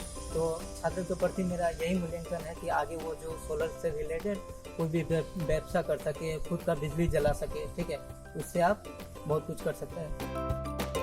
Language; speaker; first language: Hindi; native; Hindi